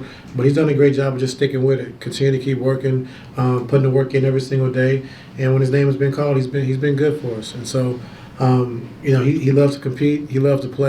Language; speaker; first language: English; native; English